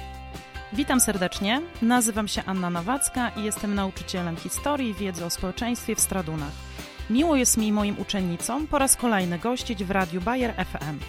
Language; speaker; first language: Polish; native; Polish